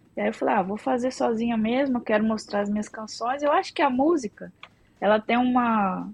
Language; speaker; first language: Portuguese; native; Portuguese